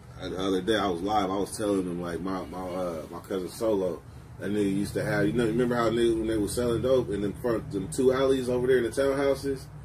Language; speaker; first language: English; native; English